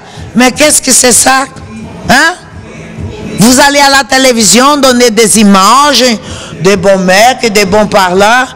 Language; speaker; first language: French; non-native, fluent; Portuguese